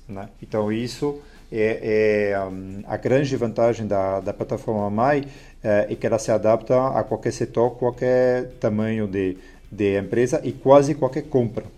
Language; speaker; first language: Portuguese; non-native, fluent; French